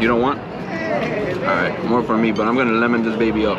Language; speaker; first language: English; early bilingual, other home language; Spanish